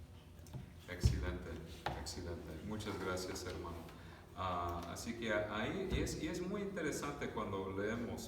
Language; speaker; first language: Spanish; early bilingual, other home language; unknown